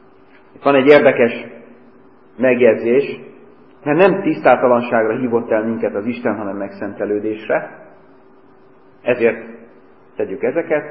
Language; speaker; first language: Hungarian; native; Hungarian